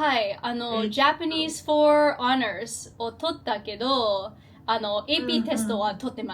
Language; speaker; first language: Japanese; early bilingual, heritage; English